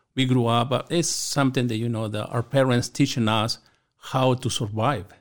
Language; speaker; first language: English; non-native, learner; Spanish